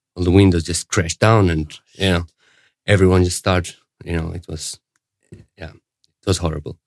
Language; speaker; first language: English; non-native, fluent; Arabic